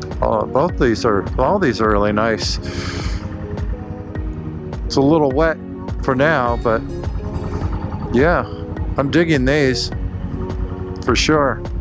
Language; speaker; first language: English; native; English